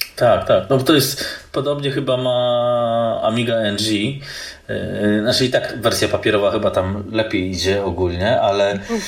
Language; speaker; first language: Polish; native; Polish